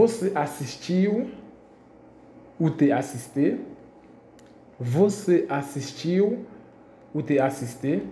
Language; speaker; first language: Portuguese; non-native, fluent; Haitian Creole